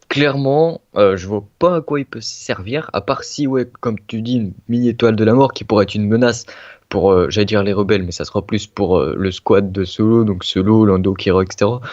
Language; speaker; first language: French; native; French